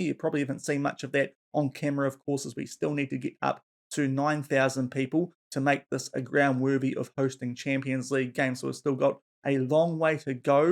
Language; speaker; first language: English; native; English